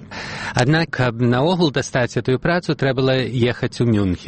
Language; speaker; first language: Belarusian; early bilingual, heritage; Belarusian